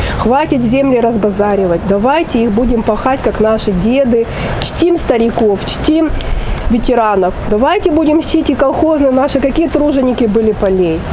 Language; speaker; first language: Russian; native; Russian